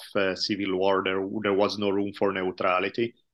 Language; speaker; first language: English; non-native, fluent; Italian